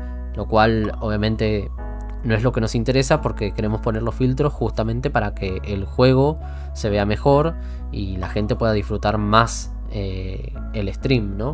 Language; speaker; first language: Spanish; native; Spanish